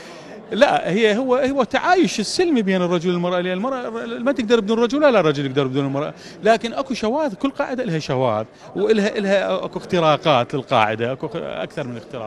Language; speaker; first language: Arabic; native; Arabic